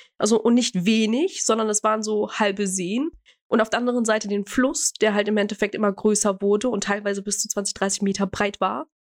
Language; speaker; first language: German; early bilingual, other home language; Croatian